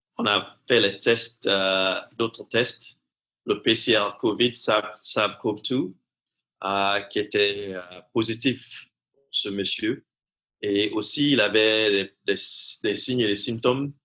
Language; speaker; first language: French; non-native, fluent; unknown